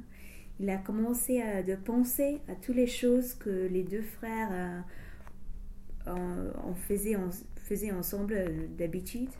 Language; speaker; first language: French; non-native, learner; English